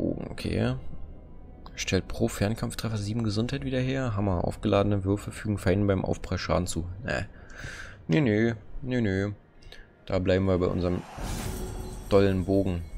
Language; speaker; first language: German; native; German